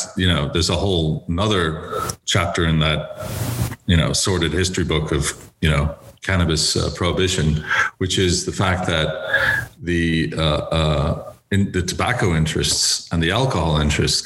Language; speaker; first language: English; native; English